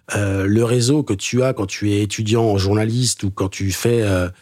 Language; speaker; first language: French; native; French